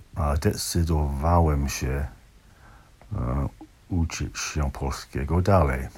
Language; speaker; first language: Polish; non-native, learner; English